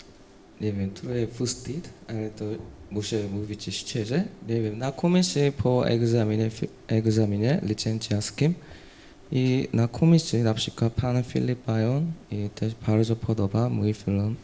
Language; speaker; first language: Polish; non-native, learner; Korean